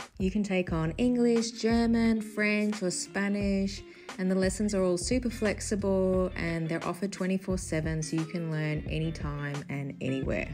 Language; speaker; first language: English; native; English